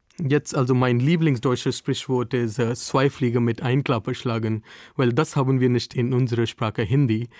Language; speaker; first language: German; non-native, learner; Hindi